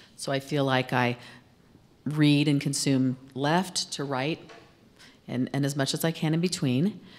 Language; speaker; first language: English; native; English